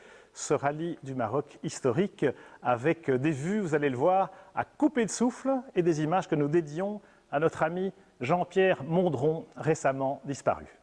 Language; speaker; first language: French; native; French